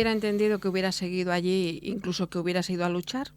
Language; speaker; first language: Spanish; native; Spanish